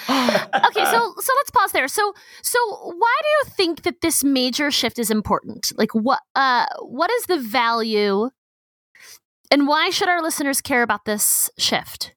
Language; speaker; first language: English; native; English